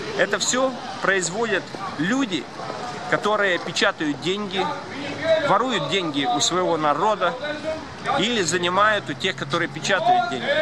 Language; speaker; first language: Russian; non-native, local second language; Latvian